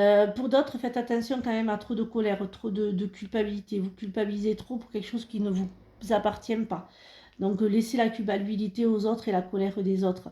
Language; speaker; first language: French; native; French